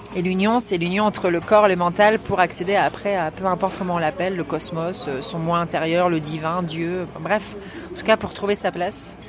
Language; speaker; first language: French; native; French